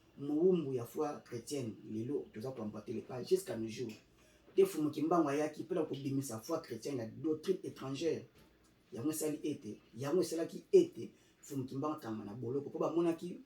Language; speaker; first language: Lingala; non-native, local second language; Kongo